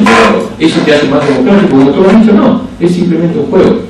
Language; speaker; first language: Spanish; native; Spanish